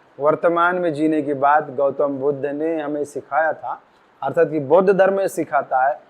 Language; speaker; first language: Hindi; non-native, local second language; Marathi